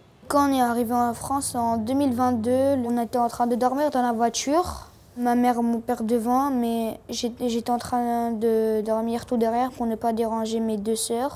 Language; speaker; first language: French; early bilingual, other home language; Armenian